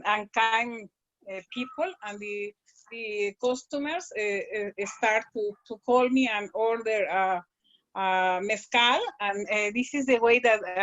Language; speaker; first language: English; non-native, learner; Spanish